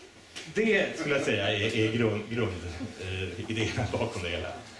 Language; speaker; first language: Swedish; native; Swedish